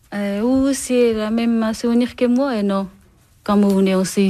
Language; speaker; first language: French; non-native, learner; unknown